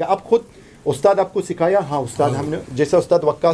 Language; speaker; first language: Hindi; non-native, learner; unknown